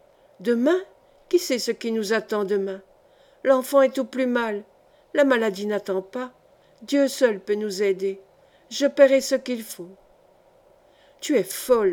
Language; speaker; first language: French; native; French